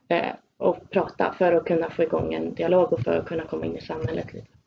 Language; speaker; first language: Swedish; native; Swedish